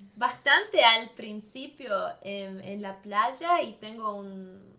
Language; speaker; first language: Spanish; non-native, fluent; Swiss German